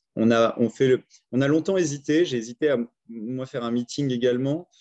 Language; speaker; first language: French; native; French